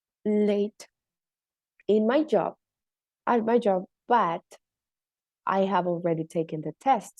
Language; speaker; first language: English; non-native, fluent; Spanish